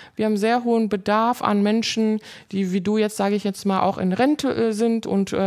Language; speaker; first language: German; native; German